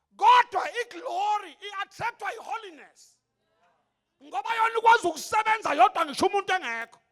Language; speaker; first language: Zulu; native; Zulu